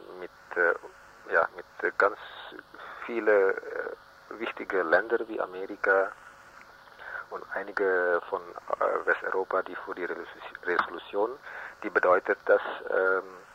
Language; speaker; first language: German; non-native, learner; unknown